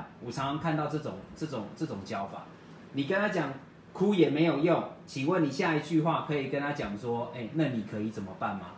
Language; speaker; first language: Chinese; native; Chinese